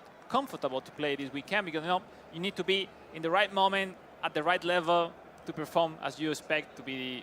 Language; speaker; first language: English; non-native, fluent; Spanish